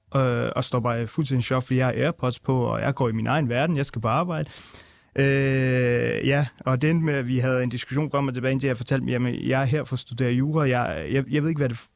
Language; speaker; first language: Danish; early bilingual, other home language; Punjabi